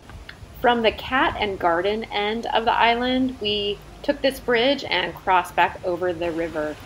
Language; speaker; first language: English; native; English